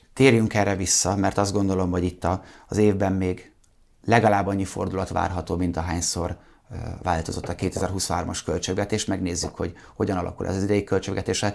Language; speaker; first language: Hungarian; native; Hungarian